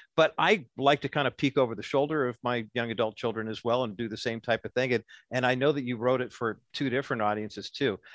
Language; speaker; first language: English; native; English